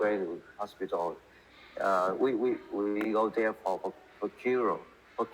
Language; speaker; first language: English; non-native, learner; Vietnamese